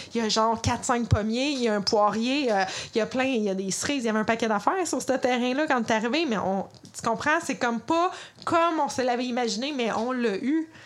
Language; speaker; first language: French; native; French